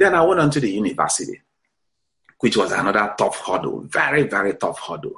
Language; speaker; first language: English; non-native, local second language; Igbo